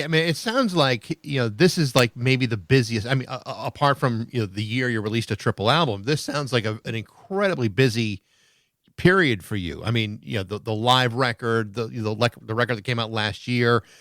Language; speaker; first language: English; native; English